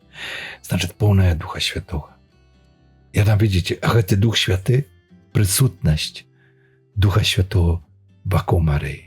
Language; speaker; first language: Polish; non-native, learner; Belarusian